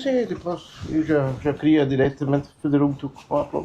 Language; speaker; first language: Portuguese; non-native, learner; German